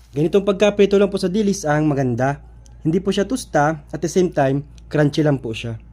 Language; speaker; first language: Filipino; native; Filipino